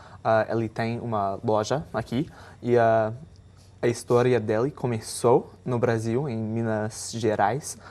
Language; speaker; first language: Portuguese; non-native, fluent; English